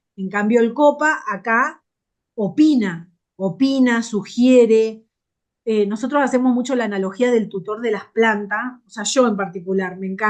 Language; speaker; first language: Spanish; native; Spanish